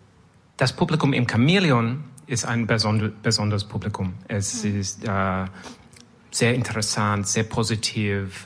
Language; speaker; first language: German; non-native, learner; French